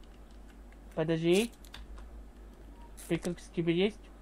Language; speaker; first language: Russian; non-native, learner; Latvian